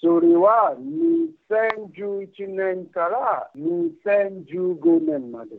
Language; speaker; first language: Japanese; non-native, fluent; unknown